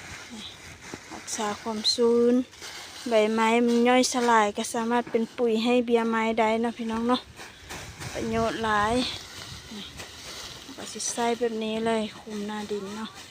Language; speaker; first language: Thai; non-native, local second language; Lao